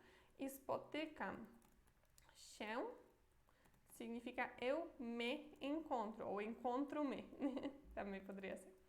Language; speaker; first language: Portuguese; non-native, fluent; Polish